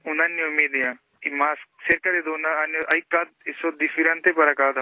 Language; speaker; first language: Spanish; non-native, local second language; Punjabi